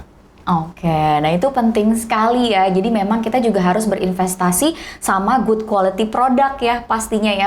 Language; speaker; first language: Indonesian; native; Indonesian